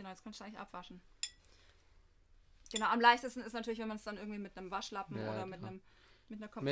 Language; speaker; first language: German; native; German